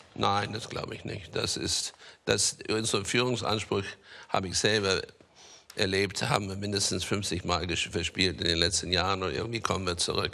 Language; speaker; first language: German; non-native, fluent; English